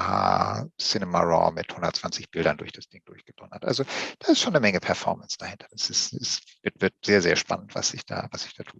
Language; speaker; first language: German; native; German